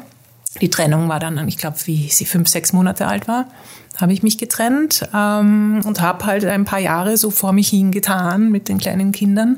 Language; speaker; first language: German; early bilingual, heritage; German